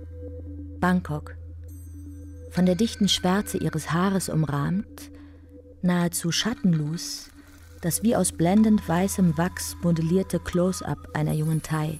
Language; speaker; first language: German; native; German